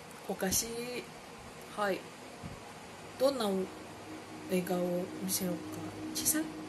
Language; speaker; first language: Japanese; non-native, learner; Filipino